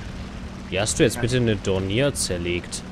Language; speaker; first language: German; native; German